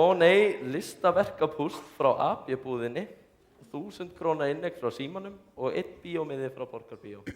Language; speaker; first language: Icelandic; native; Icelandic